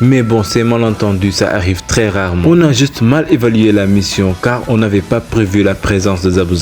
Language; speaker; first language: French; native; French